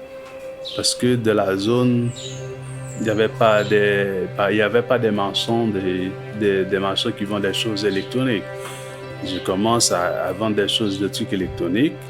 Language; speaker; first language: French; non-native, local second language; Haitian Creole